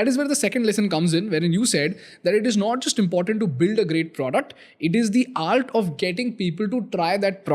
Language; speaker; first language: English; non-native, local second language; Hindi